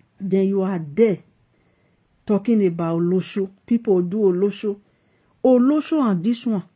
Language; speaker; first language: Nigerian Pidgin; native; Nigerian Pidgin